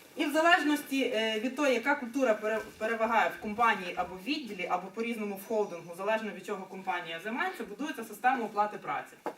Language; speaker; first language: Ukrainian; native; Ukrainian